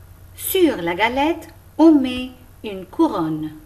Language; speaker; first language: French; non-native, local second language; Arabic